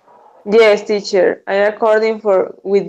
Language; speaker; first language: English; non-native, learner; Spanish